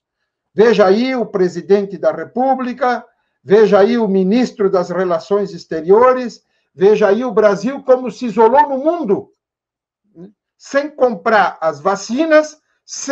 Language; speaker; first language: Portuguese; native; Portuguese